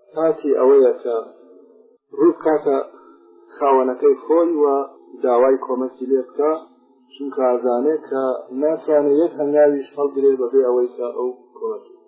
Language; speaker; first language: Central Kurdish; non-native, local second language; Gurani